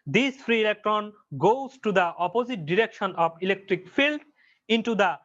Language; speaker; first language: English; non-native, local second language; Bangla